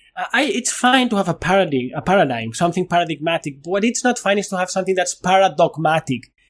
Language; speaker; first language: English; non-native, fluent; Spanish